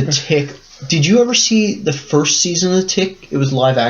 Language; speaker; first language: English; native; English